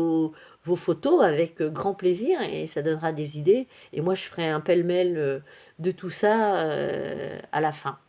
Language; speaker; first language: French; native; French